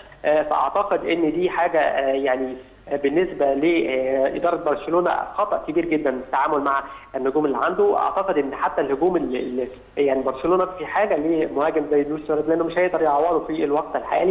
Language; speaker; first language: Arabic; native; Arabic